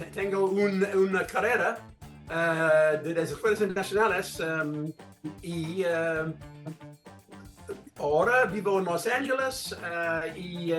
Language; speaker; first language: Spanish; non-native, learner; English